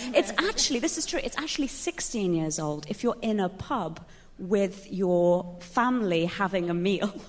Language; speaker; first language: English; native; English